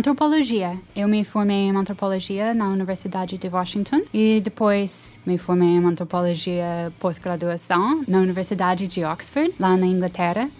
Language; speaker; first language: Portuguese; non-native, fluent; English